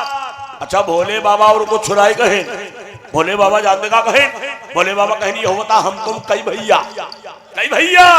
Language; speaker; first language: Hindi; native; Hindi